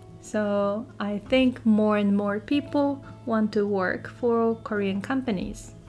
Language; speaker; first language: English; non-native, fluent; Japanese